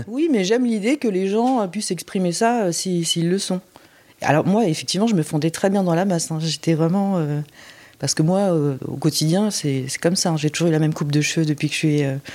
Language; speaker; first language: French; native; French